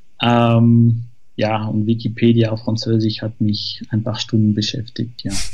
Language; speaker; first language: German; non-native, fluent; French